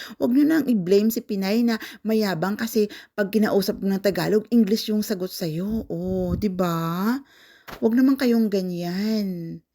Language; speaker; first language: Filipino; non-native, local second language; Cebuano